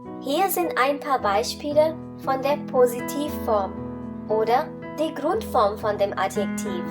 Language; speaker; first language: German; non-native, fluent; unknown